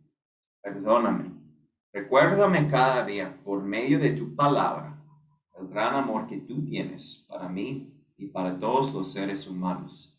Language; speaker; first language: Spanish; non-native, fluent; English